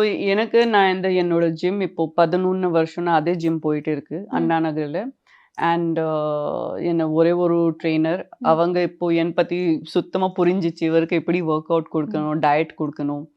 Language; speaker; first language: Tamil; non-native, fluent; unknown